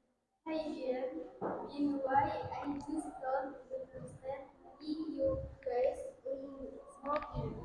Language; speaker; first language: English; non-native, learner; Indonesian